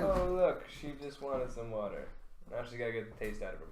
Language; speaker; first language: English; native; English